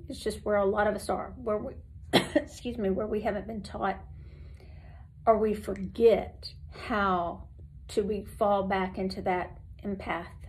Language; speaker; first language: English; native; English